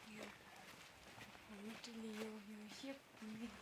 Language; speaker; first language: Chinese; non-native, local second language; Tibetan